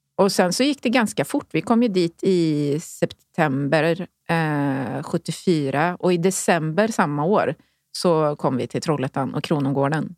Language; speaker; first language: Swedish; early bilingual, other home language; Spanish